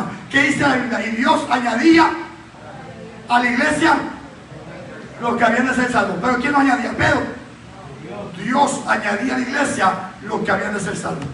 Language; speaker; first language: Spanish; native; Spanish